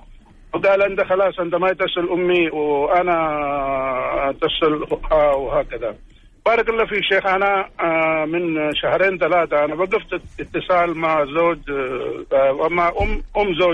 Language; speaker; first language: Arabic; non-native, learner; Urdu